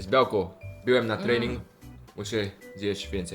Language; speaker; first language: Polish; non-native, learner; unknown